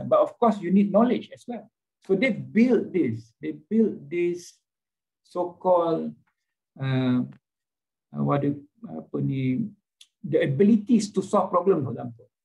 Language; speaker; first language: English; non-native, local second language; Malay